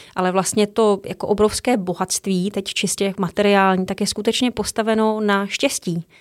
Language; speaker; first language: Czech; native; Czech